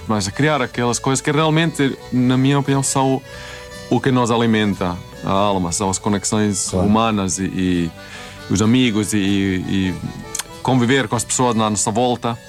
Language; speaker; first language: Portuguese; non-native, fluent; Swedish